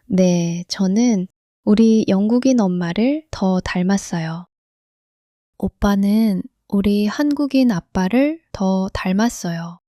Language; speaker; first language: Korean; early bilingual, heritage; English